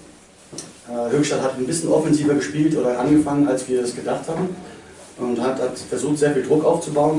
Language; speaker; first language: German; native; German